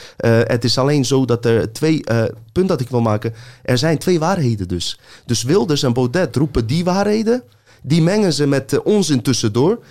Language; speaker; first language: Dutch; early bilingual, other home language; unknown